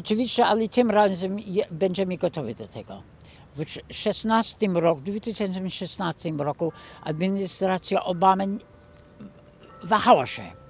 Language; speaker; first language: Polish; non-native, fluent; English